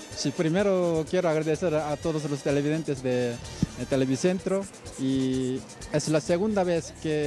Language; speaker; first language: Spanish; non-native, fluent; Korean